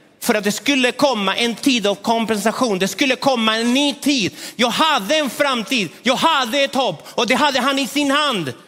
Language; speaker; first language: Swedish; non-native, fluent; Spanish